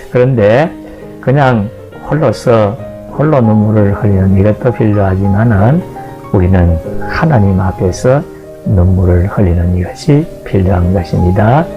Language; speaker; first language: Korean; native; Korean